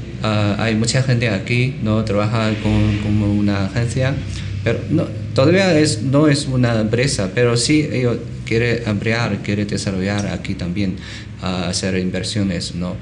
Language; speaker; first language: Spanish; non-native, learner; Chinese